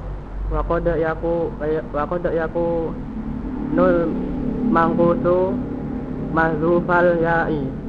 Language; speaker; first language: Arabic; non-native, learner; Indonesian